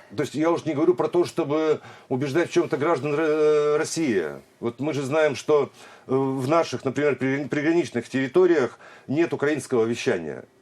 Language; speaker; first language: Russian; native; Russian